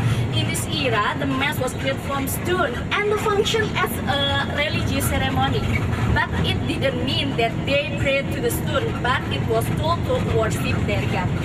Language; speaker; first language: English; non-native, learner; Indonesian